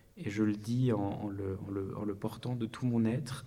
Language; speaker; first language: French; native; French